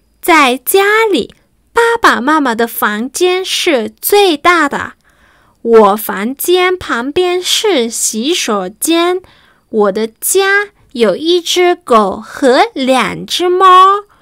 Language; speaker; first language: Chinese; non-native, fluent; Spanish